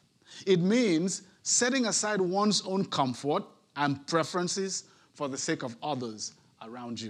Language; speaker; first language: English; non-native, local second language; Ibibio